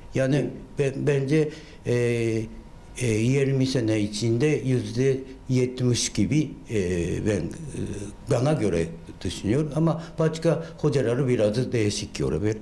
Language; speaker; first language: Turkish; non-native, fluent; Japanese